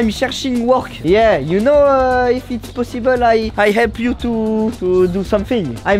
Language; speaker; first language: English; non-native, learner; French